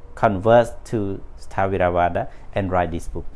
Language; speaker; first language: English; non-native, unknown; Khmer